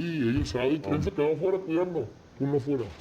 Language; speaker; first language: Spanish; native; Spanish